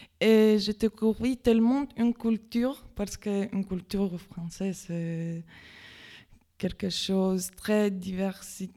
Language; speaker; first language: French; non-native, learner; Latvian